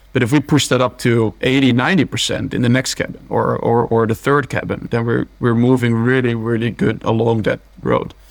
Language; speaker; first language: English; early bilingual, other home language; Dutch